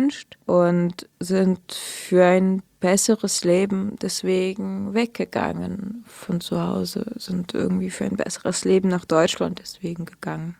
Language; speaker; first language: German; early bilingual, other home language; Russian